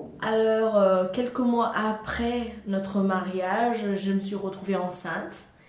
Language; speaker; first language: French; non-native, fluent; Portuguese